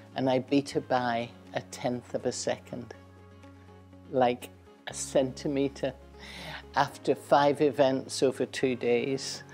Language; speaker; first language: English; native; English